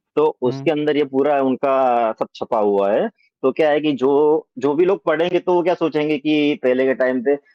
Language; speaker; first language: Hindi; non-native, local second language; Gujarati